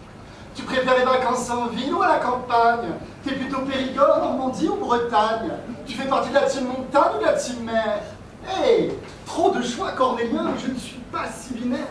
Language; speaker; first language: French; native; French